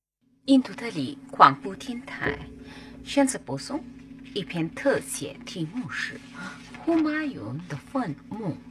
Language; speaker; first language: Chinese; non-native, fluent; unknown